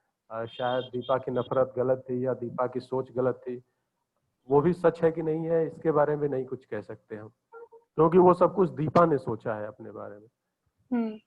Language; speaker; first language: Hindi; native; Hindi